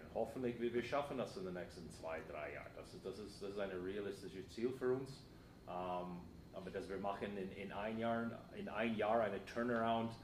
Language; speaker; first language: German; non-native, fluent; English